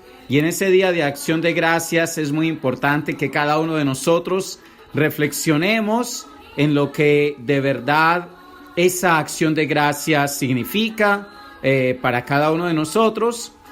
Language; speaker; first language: Spanish; native; Spanish